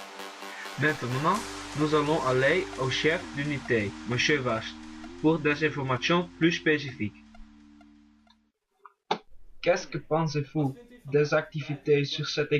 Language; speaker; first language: French; non-native, learner; Dutch